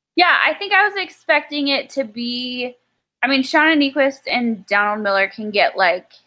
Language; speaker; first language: English; native; English